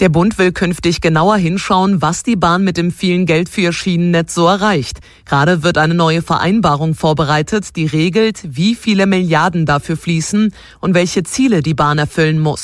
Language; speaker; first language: German; native; German